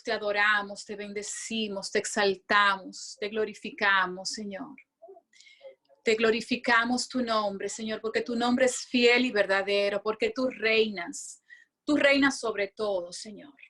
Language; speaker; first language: Spanish; native; Spanish